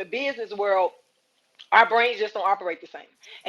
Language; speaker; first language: English; native; English